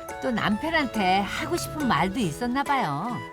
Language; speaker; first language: Korean; native; Korean